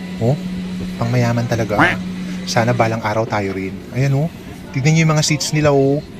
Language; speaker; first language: Filipino; native; Filipino